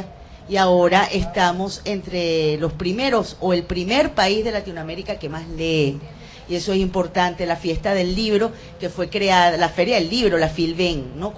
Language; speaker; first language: Spanish; native; Spanish